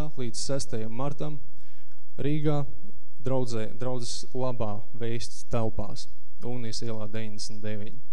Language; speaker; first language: Latvian; native; Latvian